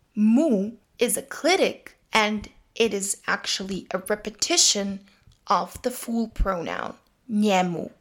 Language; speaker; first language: English; non-native, fluent; Serbian